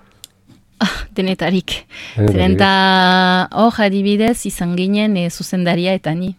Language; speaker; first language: Basque; non-native, local second language; French